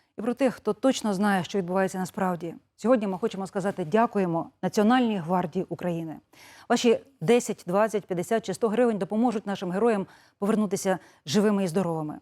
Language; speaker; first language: Ukrainian; native; Ukrainian